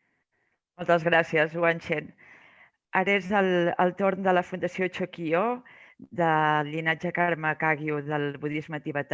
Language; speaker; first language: Catalan; native; Catalan